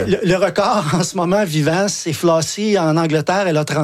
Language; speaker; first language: French; native; French